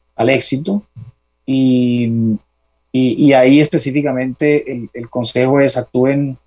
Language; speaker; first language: Spanish; native; Spanish